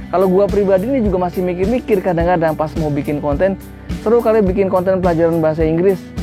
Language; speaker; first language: Indonesian; native; Indonesian